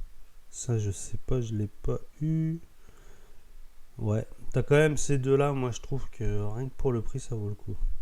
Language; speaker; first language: French; native; French